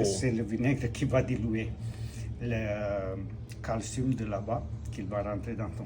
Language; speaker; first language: French; non-native, fluent; Romanian